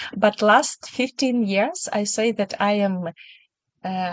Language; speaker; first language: English; non-native, learner; Ukrainian